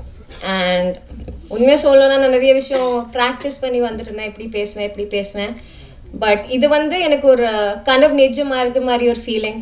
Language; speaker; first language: Tamil; non-native, fluent; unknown